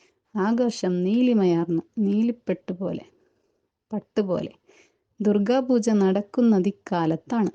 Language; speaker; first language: Malayalam; native; Malayalam